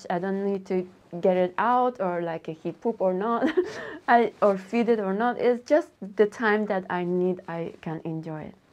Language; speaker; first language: English; non-native, learner; Japanese